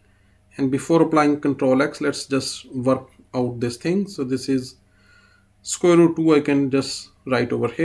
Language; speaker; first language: English; non-native, fluent; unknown